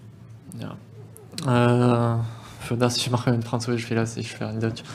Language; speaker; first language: German; non-native, learner; French